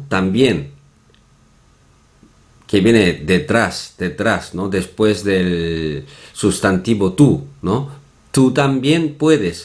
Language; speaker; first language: Spanish; non-native, fluent; Korean